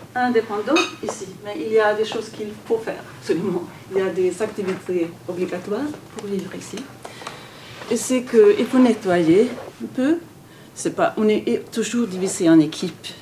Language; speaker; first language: French; non-native, fluent; Swedish